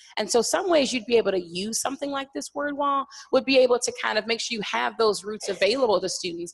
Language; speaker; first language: English; native; English